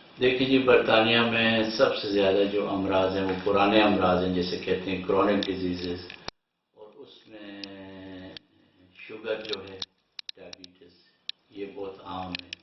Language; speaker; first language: Urdu; non-native, local second language; Northern Hindko